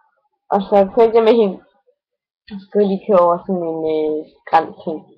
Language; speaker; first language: Danish; native; Danish